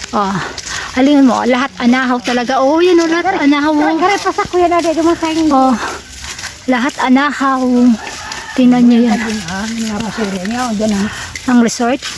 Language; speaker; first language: Filipino; non-native, local second language; Bikol